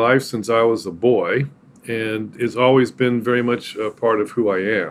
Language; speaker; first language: English; native; English